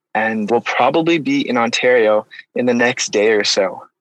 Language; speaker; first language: English; native; English